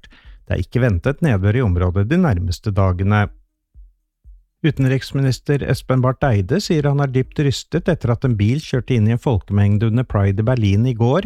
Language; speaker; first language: Norwegian; native; Norwegian